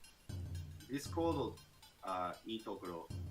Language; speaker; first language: Japanese; non-native, learner; English